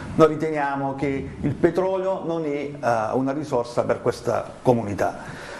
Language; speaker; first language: Italian; native; Italian